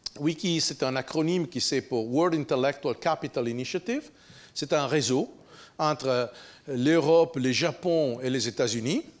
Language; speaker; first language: French; non-native, fluent; Italian